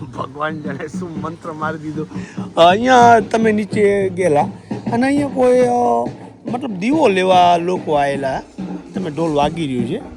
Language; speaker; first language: Gujarati; native; Gujarati